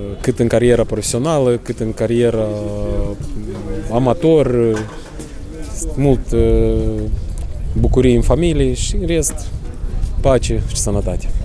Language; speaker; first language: Romanian; non-native, local second language; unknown